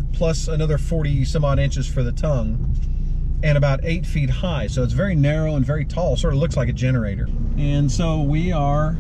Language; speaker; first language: English; native; English